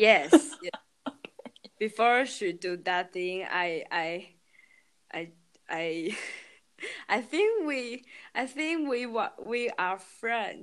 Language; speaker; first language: English; non-native, learner; Chinese